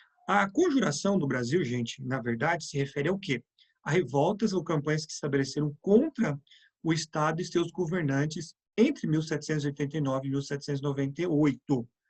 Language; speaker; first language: Portuguese; native; Portuguese